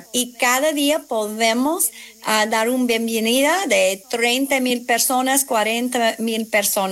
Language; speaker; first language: Spanish; non-native, fluent; English